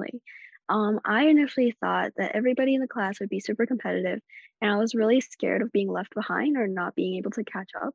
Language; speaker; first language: English; non-native, local second language; Cantonese